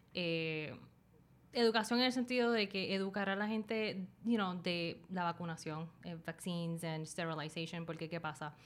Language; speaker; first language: Spanish; early bilingual, other home language; Chinese